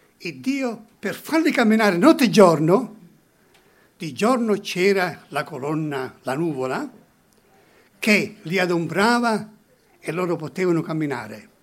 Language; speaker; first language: Italian; early bilingual, heritage; Italian